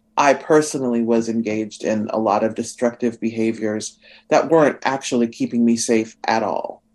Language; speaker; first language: English; native; English